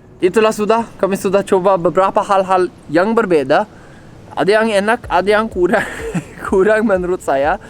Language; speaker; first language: Indonesian; non-native, learner; Norwegian